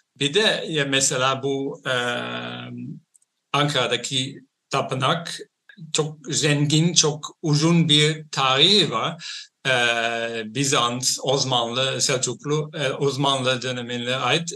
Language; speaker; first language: Turkish; non-native, fluent; Dutch